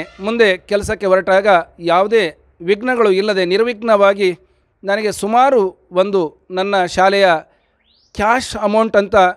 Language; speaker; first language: Kannada; native; Kannada